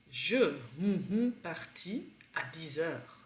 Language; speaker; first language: French; non-native, fluent; Czech